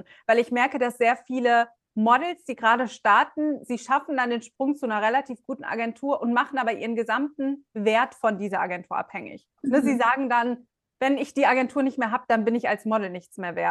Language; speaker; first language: German; native; German